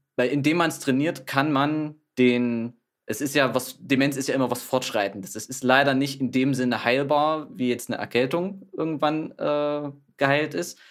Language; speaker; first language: German; native; German